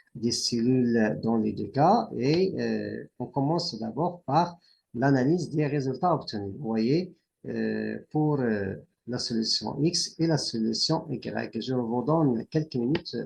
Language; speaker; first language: French; non-native, local second language; Arabic